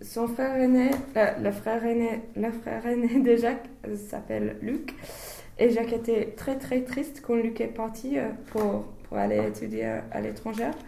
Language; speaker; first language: French; non-native, learner; English